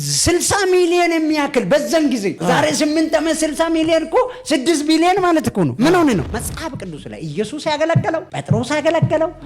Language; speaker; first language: Amharic; non-native, local second language; Wolaytta